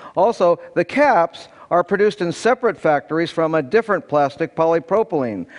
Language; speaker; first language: English; native; English